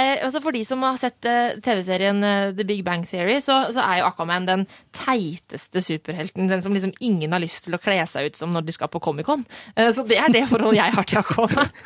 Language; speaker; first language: Norwegian; native; Norwegian